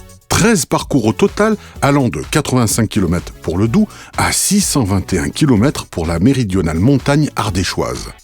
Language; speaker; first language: French; native; French